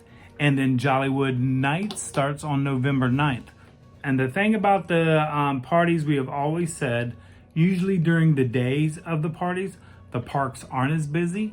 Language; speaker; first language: English; native; English